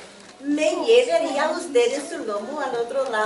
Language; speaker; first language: Spanish; non-native, learner; English